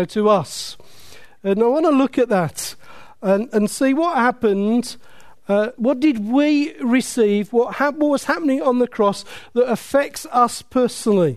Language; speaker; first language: English; native; English